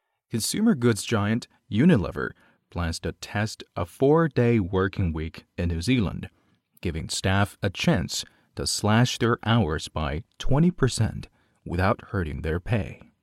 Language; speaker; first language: English; non-native, fluent; Chinese